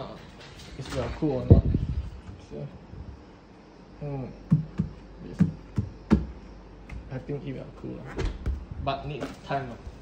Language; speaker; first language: English; non-native, local second language; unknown